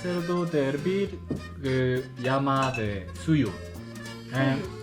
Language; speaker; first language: Spanish; non-native, learner; Korean